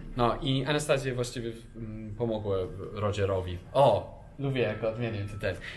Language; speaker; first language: Polish; non-native, fluent; English